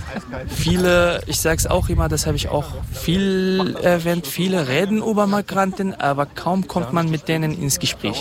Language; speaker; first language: German; non-native, fluent; Kurdish